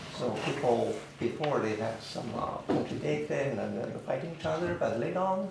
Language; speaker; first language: English; non-native, learner; Chinese